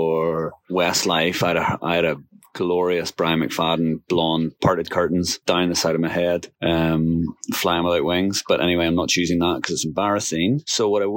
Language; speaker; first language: English; native; English